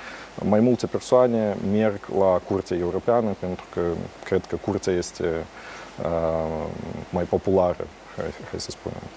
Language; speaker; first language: Romanian; non-native, local second language; Russian